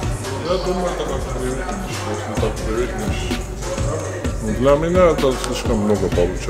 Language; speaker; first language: Russian; non-native, learner; Georgian